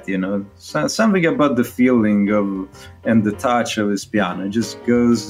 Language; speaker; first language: English; non-native, fluent; Italian